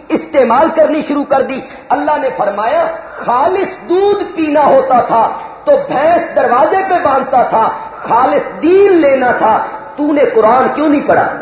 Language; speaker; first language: Urdu; non-native, local second language; Punjabi